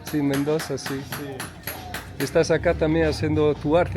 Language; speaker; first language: Spanish; non-native, learner; Portuguese